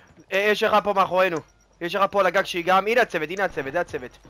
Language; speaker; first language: Hebrew; native; Hebrew